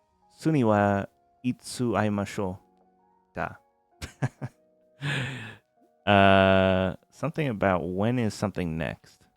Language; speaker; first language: Japanese; non-native, learner; English